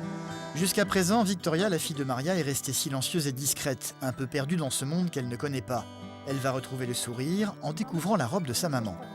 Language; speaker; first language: French; native; French